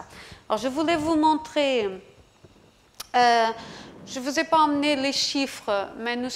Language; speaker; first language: French; non-native, fluent; Portuguese